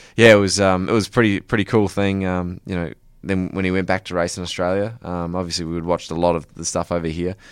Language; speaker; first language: English; native; English